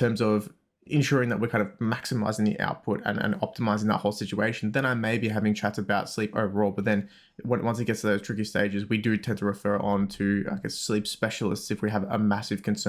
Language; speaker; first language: English; native; English